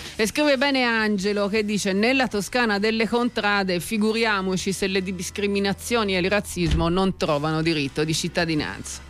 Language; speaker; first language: Italian; native; Italian